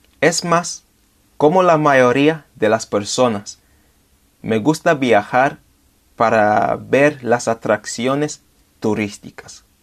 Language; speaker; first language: Spanish; non-native, fluent; English